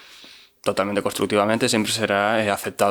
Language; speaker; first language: Spanish; native; Spanish